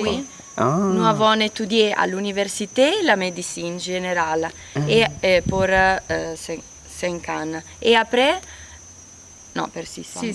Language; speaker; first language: French; non-native, learner; Italian